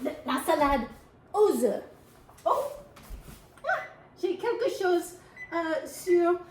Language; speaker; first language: French; non-native, learner; English